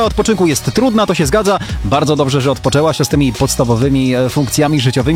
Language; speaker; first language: Polish; native; Polish